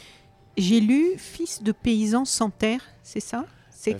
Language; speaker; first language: French; native; French